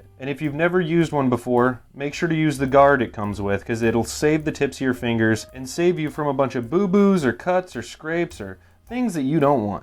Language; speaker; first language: English; native; English